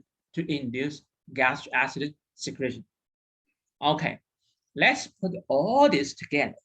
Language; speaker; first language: English; non-native, fluent; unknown